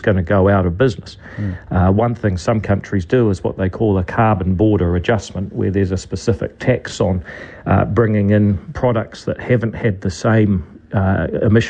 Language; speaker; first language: English; native; English